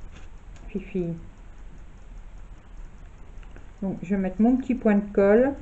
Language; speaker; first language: French; native; French